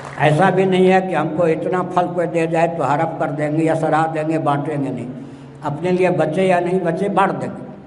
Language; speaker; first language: Hindi; non-native, local second language; Maithili